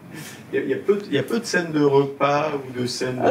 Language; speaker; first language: French; native; French